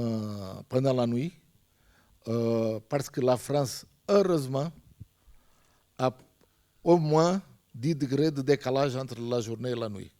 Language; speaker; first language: French; non-native, fluent; Portuguese